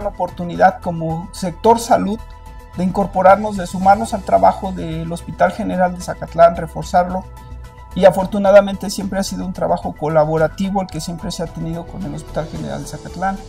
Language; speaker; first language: Spanish; native; Spanish